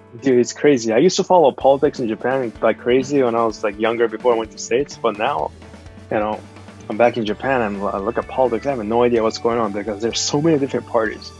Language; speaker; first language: English; non-native, fluent; Japanese